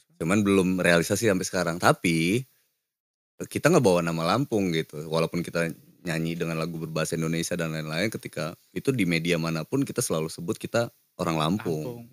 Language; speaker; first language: Indonesian; native; Indonesian